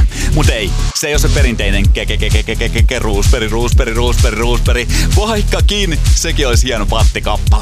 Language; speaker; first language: Finnish; native; Finnish